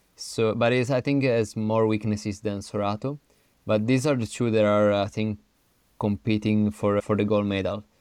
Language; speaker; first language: English; non-native, fluent; Italian